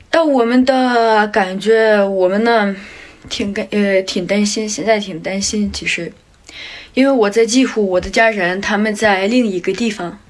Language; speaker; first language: Chinese; non-native, fluent; Ukrainian